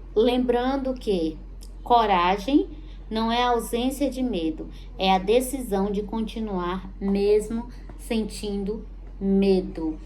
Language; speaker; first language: Portuguese; native; Portuguese